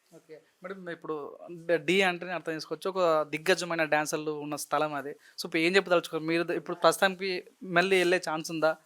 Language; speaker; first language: Telugu; native; Telugu